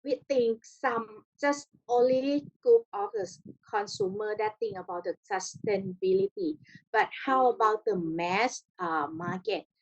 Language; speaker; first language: English; non-native, learner; Thai